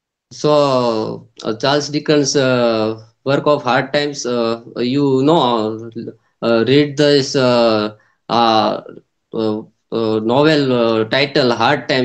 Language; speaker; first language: English; non-native, local second language; Gujarati